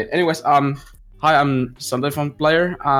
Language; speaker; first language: English; non-native, fluent; Finnish